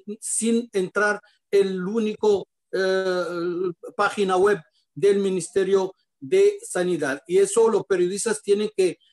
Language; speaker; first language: Spanish; non-native, fluent; Arabic